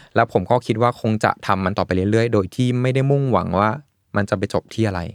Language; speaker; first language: Thai; native; Thai